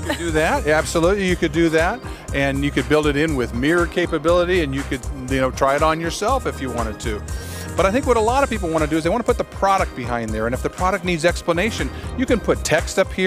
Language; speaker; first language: English; native; English